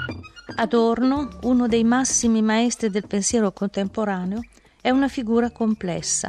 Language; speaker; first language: Italian; native; Italian